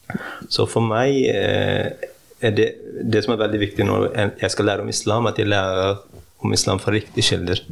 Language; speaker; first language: Norwegian; early bilingual, heritage; Norwegian